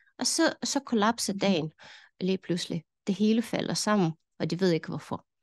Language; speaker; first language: Danish; non-native, fluent; Ukrainian